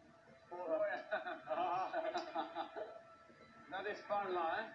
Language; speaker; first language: Dutch; non-native, local second language; French